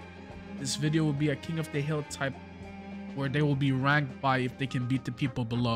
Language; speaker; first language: English; native; English